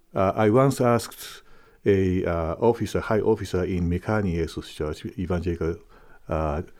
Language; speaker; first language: English; non-native, fluent; Japanese